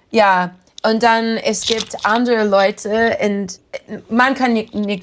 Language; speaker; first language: German; non-native, learner; English